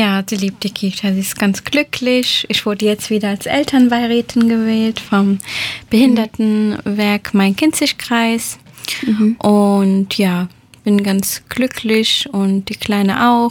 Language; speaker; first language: German; native; German